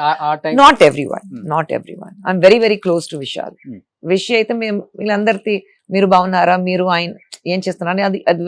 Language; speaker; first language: Telugu; non-native, fluent; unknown